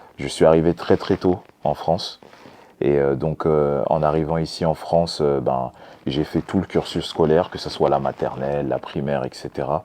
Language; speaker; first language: French; early bilingual, other home language; Lingala